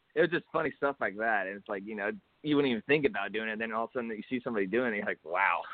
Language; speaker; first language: English; native; English